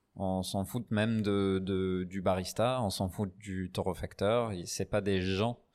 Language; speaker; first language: French; non-native, fluent; English